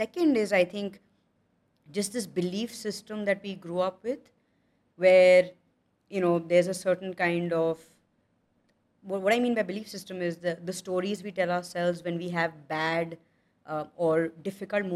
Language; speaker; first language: English; non-native, local second language; Hindi